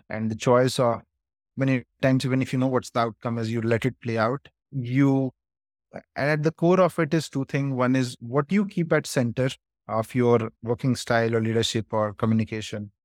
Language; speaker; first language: English; non-native, local second language; Hindi